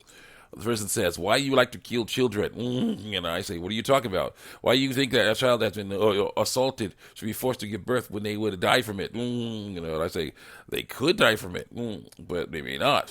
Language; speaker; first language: English; native; English